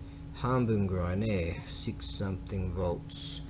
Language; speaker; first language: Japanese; non-native, learner; English